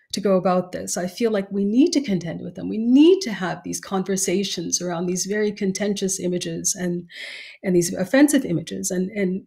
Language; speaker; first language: English; native; English